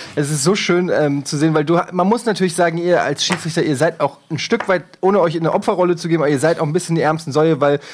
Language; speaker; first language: German; native; German